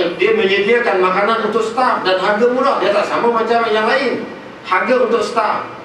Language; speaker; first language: Malay; non-native, local second language; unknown